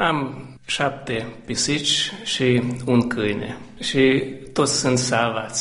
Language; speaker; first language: Romanian; non-native, local second language; Hungarian